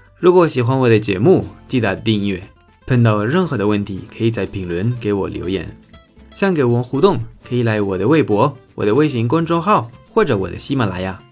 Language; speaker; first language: Chinese; non-native, fluent; Spanish